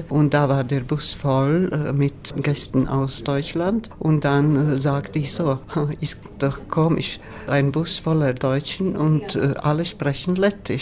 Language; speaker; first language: German; non-native, fluent; Latvian